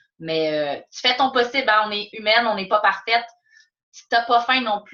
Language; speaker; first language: French; native; French